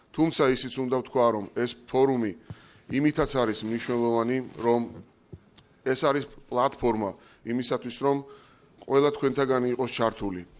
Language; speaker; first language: Georgian; native; Georgian